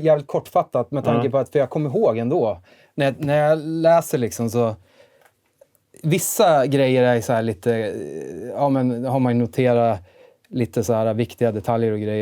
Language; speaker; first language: Swedish; native; Swedish